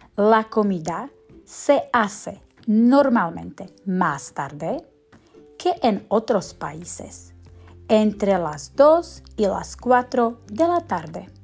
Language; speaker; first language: Spanish; non-native, fluent; Slovak